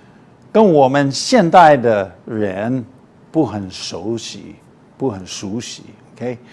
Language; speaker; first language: Chinese; non-native, fluent; English